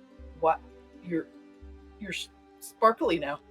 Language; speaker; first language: English; native; English